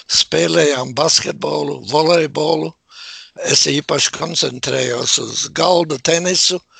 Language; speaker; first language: Latvian; native; Latvian